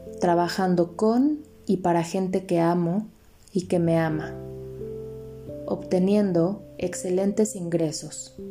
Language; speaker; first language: Spanish; native; Spanish